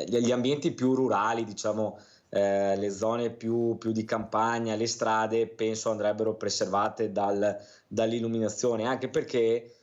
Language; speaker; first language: Italian; native; Italian